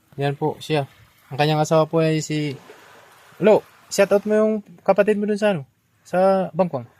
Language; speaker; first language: Filipino; non-native, local second language; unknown